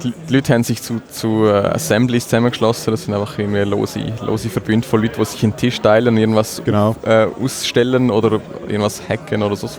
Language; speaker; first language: German; native; German